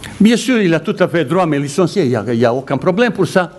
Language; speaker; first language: French; non-native, fluent; Bosnian